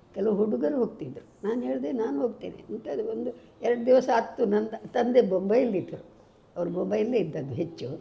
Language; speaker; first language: Kannada; non-native, local second language; Tulu